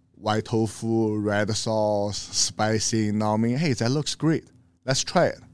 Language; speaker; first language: English; non-native, learner; Chinese